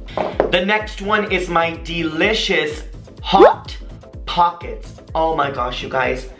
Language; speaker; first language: English; native; English